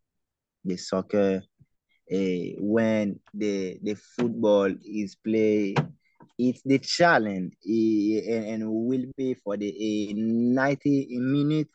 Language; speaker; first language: English; non-native, learner; Haitian Creole